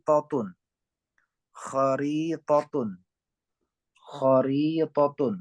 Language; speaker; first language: Arabic; non-native, fluent; Indonesian